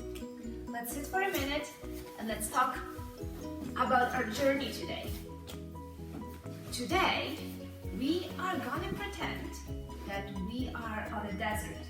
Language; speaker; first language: English; non-native, fluent; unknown